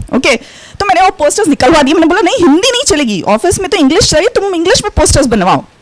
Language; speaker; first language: Hindi; non-native, local second language; Marathi